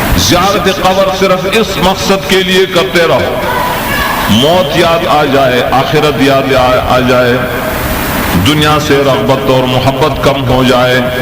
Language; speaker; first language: Urdu; non-native, local second language; Pashto